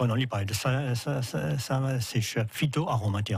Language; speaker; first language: German; non-native, learner; French